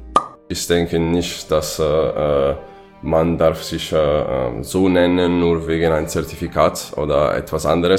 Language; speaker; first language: German; non-native, fluent; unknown